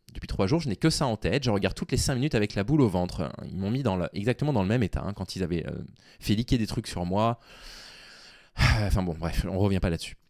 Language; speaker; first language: French; native; French